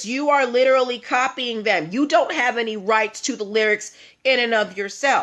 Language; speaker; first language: English; native; English